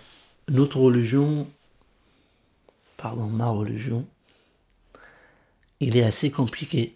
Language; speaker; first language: French; early bilingual, other home language; Kurdish